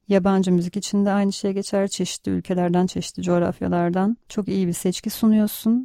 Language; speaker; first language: Turkish; native; Turkish